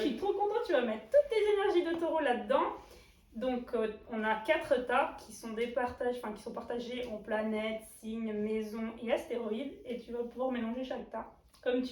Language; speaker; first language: French; native; French